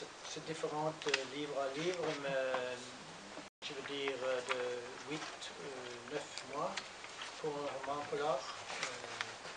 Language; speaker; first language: French; non-native, learner; Norwegian